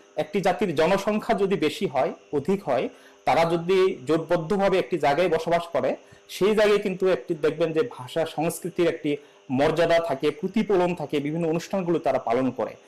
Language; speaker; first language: Bangla; non-native, local second language; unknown